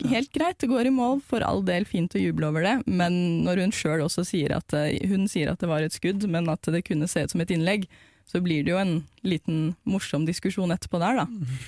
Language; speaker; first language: Norwegian; native; Norwegian